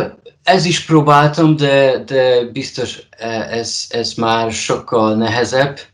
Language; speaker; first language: Hungarian; non-native, learner; Polish